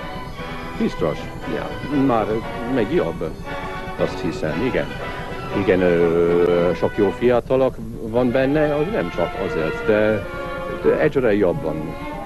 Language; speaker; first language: Hungarian; non-native, learner; English